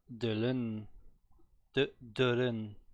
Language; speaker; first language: Korean; non-native, learner; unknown